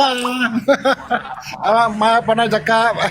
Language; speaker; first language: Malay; non-native, local second language; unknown